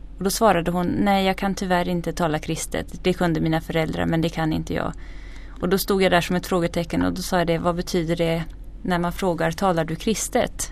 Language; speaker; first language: Swedish; native; Swedish